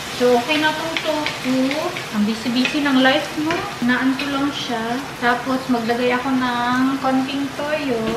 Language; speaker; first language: Filipino; non-native, local second language; Cebuano